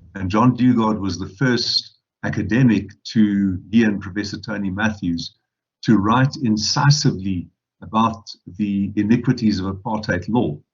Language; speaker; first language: English; non-native, local second language; Afrikaans